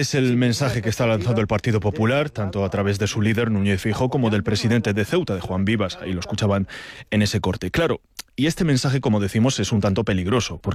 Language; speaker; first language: Spanish; native; Spanish